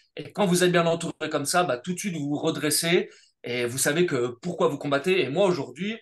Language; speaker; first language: French; native; French